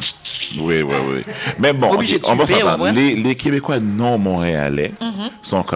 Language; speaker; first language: French; native; French